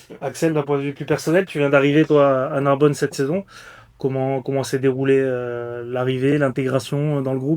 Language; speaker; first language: French; native; French